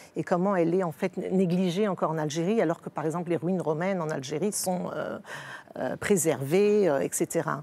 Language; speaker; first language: French; native; French